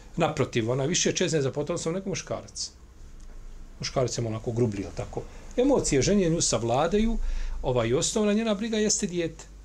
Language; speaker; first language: Bosnian; native; Bosnian